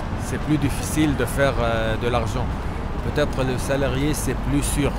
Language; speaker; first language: French; non-native, fluent; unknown